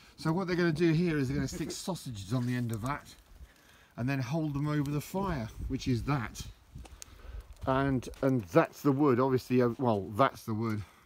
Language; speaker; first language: English; native; English